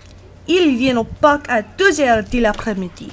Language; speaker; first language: French; non-native, learner; English